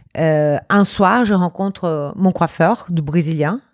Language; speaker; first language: French; non-native, fluent; Portuguese